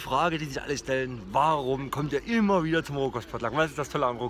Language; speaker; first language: German; native; German